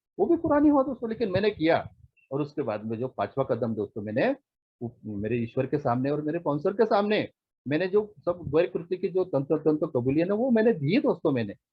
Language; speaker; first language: Hindi; non-native, local second language; Marathi